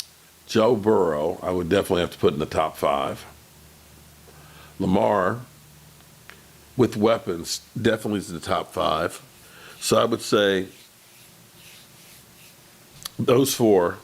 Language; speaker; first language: English; native; English